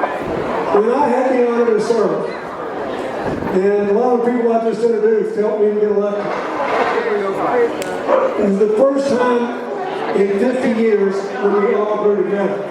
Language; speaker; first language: English; native; English